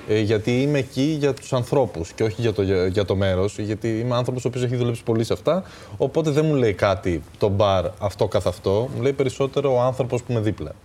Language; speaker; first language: Greek; early bilingual, other home language; Albanian